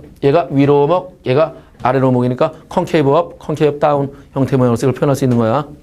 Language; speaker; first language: Korean; native; Korean